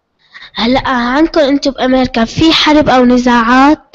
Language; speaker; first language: Arabic; native; Arabic